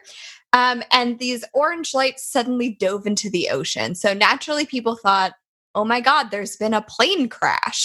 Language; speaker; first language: English; native; English